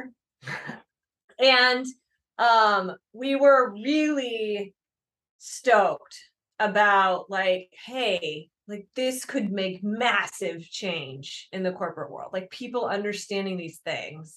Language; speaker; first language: English; native; English